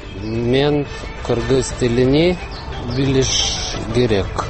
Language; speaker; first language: Kyrgyz; non-native, local second language; Russian